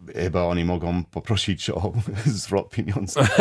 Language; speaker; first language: Polish; non-native, learner; English